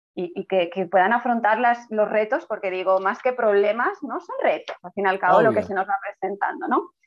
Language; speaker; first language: Spanish; native; Spanish